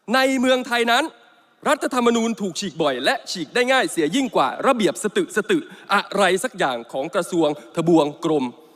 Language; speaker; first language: Thai; native; Thai